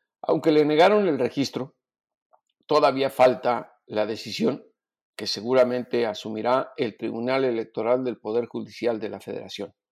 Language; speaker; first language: Spanish; native; Spanish